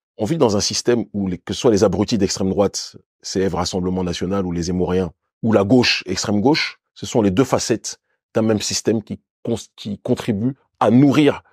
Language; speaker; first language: French; native; French